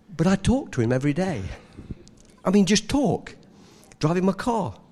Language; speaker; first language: English; native; English